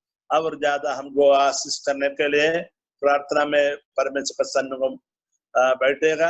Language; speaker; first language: Hindi; non-native, learner; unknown